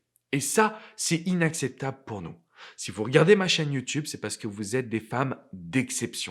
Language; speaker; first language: French; native; French